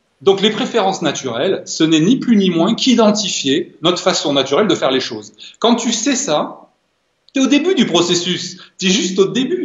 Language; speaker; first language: French; native; French